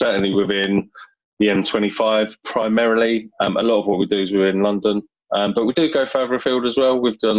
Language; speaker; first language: English; native; English